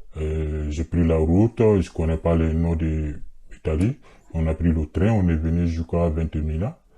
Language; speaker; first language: French; non-native, local second language; Bambara